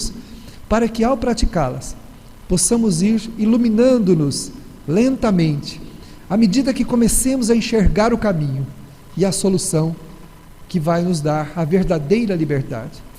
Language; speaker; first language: Portuguese; native; Portuguese